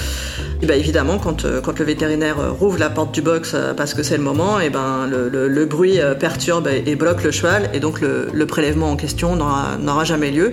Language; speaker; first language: French; native; French